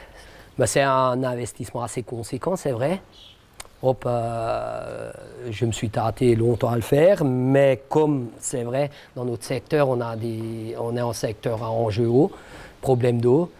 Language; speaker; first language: French; native; French